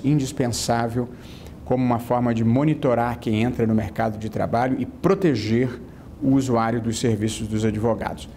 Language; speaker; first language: Portuguese; native; Portuguese